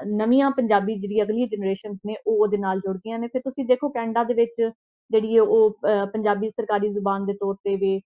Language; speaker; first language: Punjabi; native; Punjabi